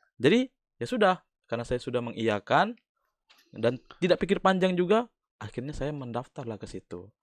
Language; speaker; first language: Indonesian; native; Indonesian